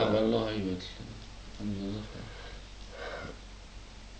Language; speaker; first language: Hebrew; non-native, fluent; Czech